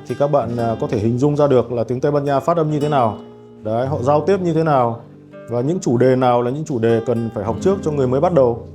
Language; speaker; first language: Vietnamese; native; Vietnamese